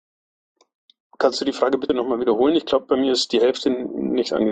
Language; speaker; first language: German; native; German